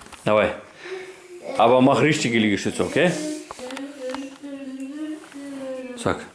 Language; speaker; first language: German; native; German